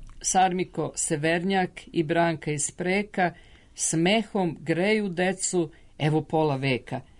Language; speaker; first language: Serbian; native; Serbian